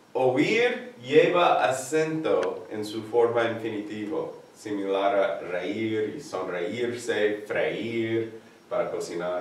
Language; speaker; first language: Spanish; non-native, fluent; English